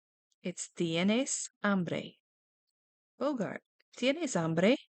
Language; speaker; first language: Spanish; non-native, fluent; English